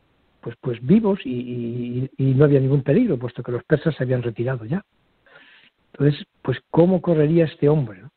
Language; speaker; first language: Spanish; native; Spanish